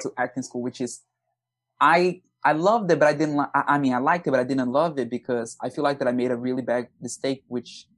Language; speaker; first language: English; non-native, fluent; Portuguese